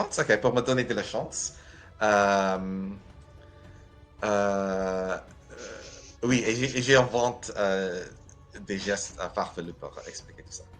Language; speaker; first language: French; non-native, learner; English